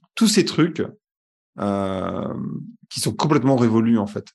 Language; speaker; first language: French; native; French